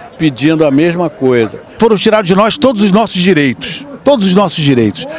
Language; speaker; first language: Portuguese; native; Portuguese